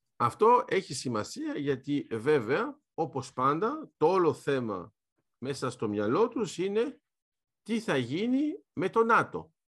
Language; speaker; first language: Greek; early bilingual, heritage; Greek